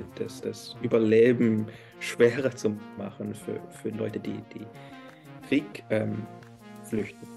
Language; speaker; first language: German; early bilingual, heritage; English